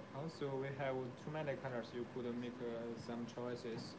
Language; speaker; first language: English; non-native, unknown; Chinese